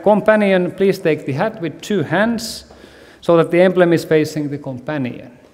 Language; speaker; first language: English; non-native, fluent; Finnish